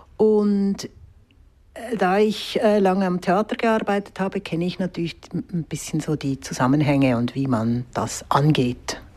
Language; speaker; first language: German; early bilingual, other home language; Swiss German